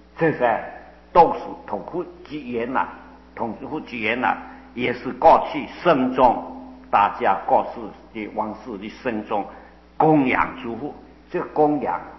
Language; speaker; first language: Chinese; non-native, local second language; Cantonese